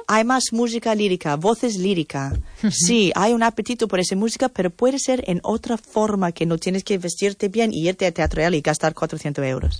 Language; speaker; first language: Spanish; non-native, fluent; English